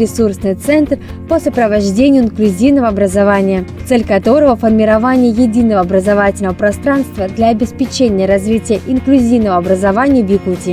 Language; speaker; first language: Russian; native; Russian